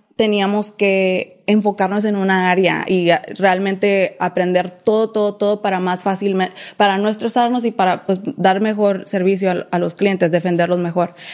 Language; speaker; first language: Spanish; early bilingual, heritage; English